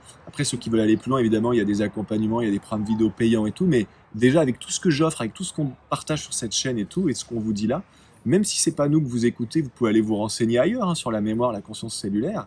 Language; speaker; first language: French; native; French